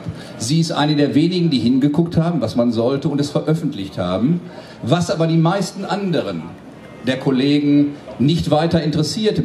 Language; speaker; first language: German; native; German